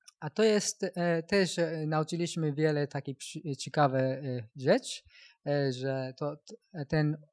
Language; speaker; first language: Polish; non-native, learner; Japanese